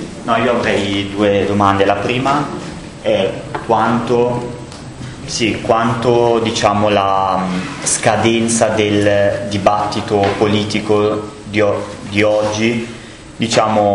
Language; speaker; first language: Italian; native; Italian